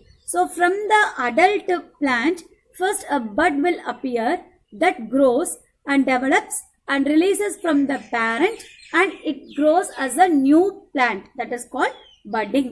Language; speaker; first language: English; non-native, local second language; Tamil